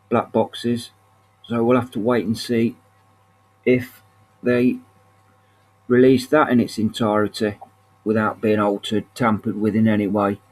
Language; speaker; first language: English; native; English